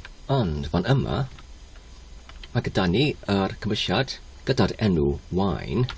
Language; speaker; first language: Welsh; non-native, learner; English